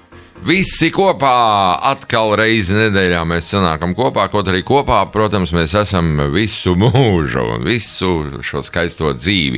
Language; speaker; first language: Latvian; native; Latvian